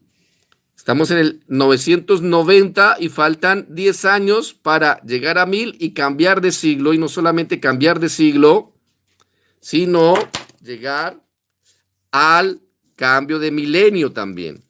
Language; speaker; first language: Spanish; native; Spanish